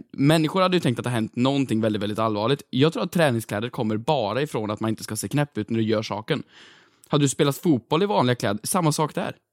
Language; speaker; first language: Swedish; native; Swedish